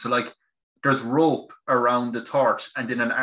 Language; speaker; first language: English; native; English